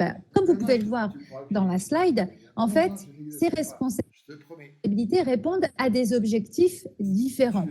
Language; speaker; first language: French; native; French